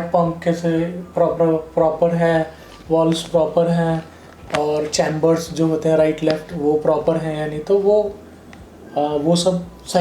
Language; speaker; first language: Hindi; native; Hindi